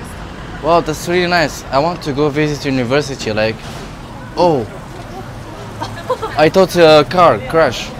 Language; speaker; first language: English; non-native, learner; Arabic